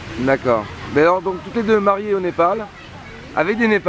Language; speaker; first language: French; native; French